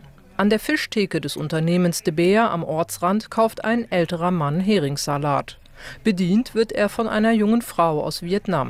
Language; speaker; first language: German; native; German